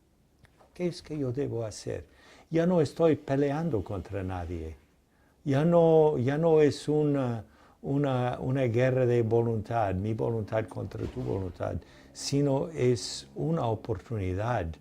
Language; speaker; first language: Spanish; non-native, fluent; English